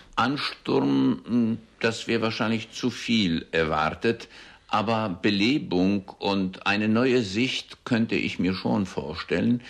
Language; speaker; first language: German; early bilingual, heritage; German